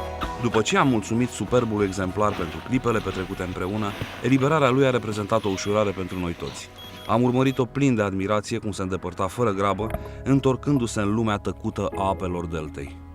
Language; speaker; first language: Romanian; native; Romanian